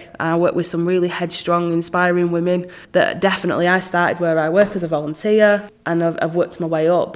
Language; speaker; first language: English; native; English